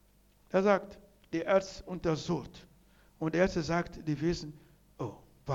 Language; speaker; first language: German; non-native, learner; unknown